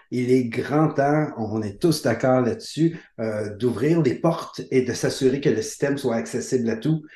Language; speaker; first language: French; native; French